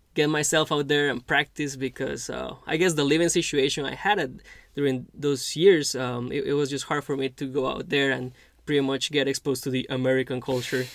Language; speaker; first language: English; non-native, fluent; Spanish